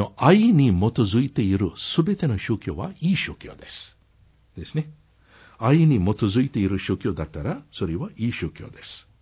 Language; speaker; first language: Japanese; non-native, fluent; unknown